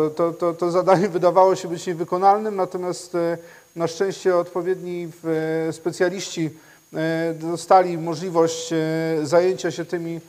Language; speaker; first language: Polish; native; Polish